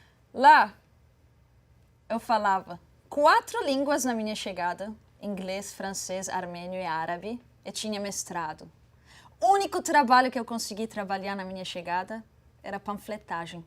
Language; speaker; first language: Portuguese; non-native, fluent; Arabic